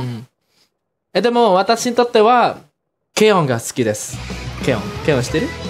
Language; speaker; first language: Japanese; non-native, learner; Indonesian